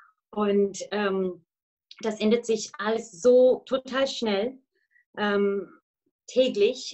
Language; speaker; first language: German; non-native, fluent; English